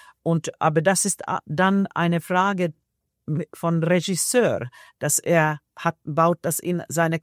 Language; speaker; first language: German; non-native, fluent; Finnish